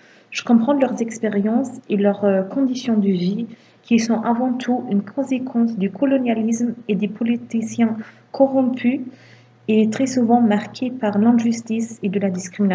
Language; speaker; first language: French; non-native, fluent; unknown